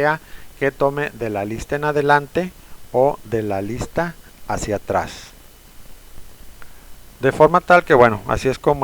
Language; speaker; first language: Spanish; native; Spanish